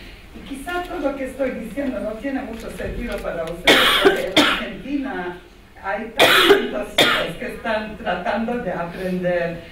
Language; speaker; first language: Spanish; non-native, fluent; Armenian